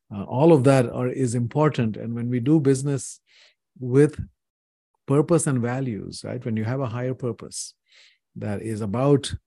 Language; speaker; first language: English; non-native, local second language; Hindi